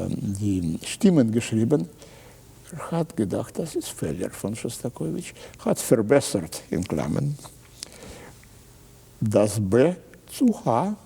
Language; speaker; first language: German; non-native, fluent; Russian